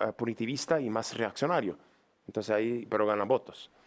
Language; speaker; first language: Spanish; non-native, fluent; English